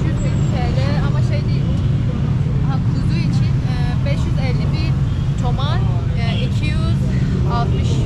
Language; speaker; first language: Turkish; non-native, fluent; Persian